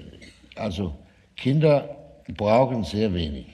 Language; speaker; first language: German; non-native, fluent; Danish